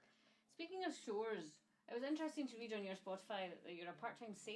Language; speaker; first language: English; native; English